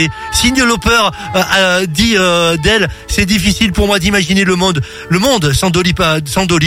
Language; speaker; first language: French; native; French